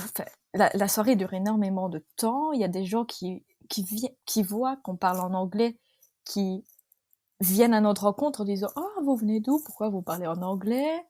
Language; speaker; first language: French; native; French